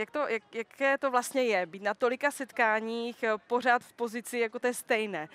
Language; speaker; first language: Czech; native; Czech